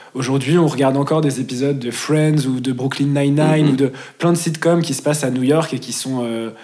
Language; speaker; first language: French; native; French